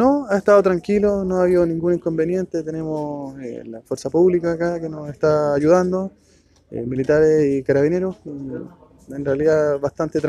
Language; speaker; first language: Spanish; native; Spanish